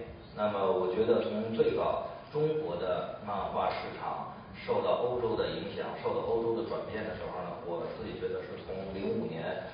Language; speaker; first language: Chinese; native; Chinese